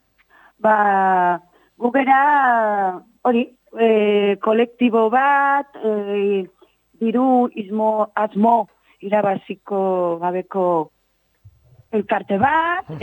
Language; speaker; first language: Basque; non-native, local second language; Spanish